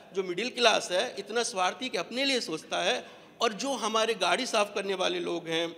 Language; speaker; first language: Hindi; native; Hindi